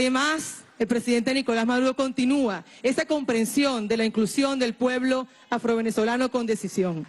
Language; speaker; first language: Spanish; native; Spanish